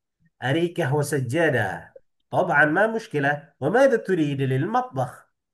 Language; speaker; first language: Arabic; non-native, fluent; Indonesian